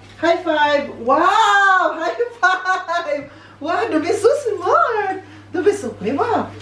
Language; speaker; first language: German; non-native, learner; Filipino